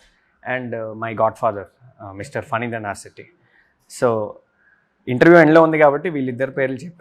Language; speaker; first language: Telugu; native; Telugu